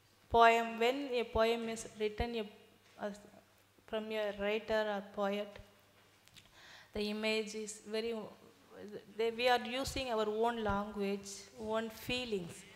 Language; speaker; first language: English; non-native, local second language; Tamil